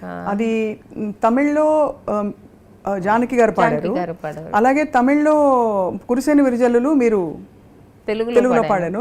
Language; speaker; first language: Telugu; native; Telugu